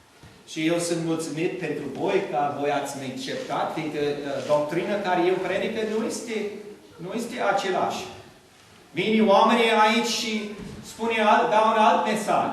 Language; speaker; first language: Romanian; non-native, learner; English